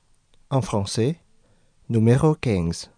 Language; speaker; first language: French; non-native, fluent; Indonesian